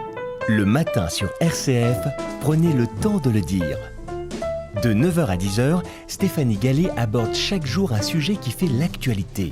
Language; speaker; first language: French; native; French